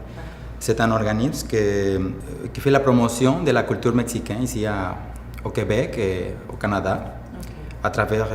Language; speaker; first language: French; non-native, fluent; Spanish